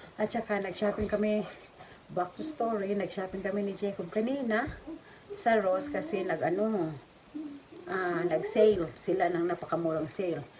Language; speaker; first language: Filipino; non-native, local second language; Cebuano